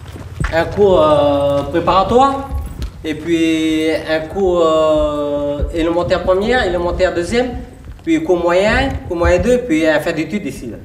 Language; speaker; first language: French; early bilingual, heritage; Vietnamese